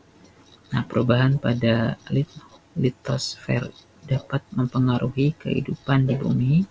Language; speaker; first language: Indonesian; native; Indonesian